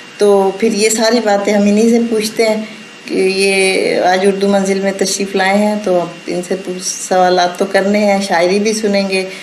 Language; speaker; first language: Urdu; native; Urdu